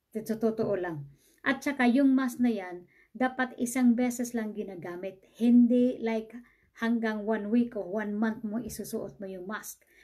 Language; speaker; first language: Filipino; non-native, local second language; Cebuano